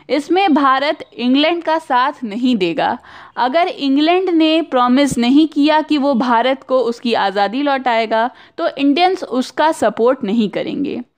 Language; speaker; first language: Hindi; native; Hindi